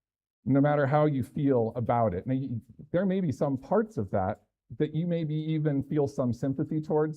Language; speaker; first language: English; native; English